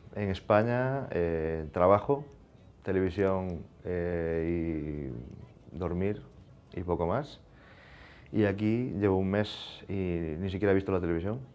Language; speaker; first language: Spanish; native; Spanish